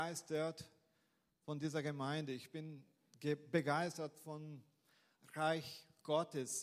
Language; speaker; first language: German; non-native, fluent; Portuguese